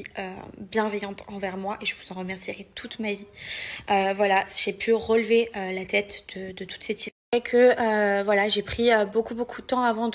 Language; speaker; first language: French; native; French